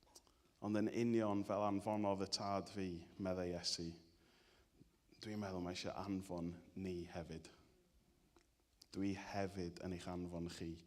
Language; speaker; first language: Welsh; native; Welsh